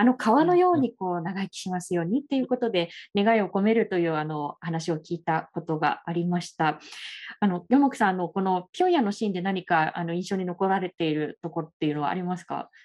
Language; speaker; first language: Japanese; native; Japanese